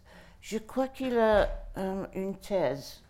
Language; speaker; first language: French; non-native, fluent; English